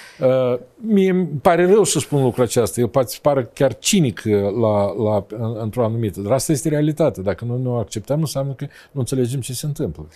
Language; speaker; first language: Romanian; native; Romanian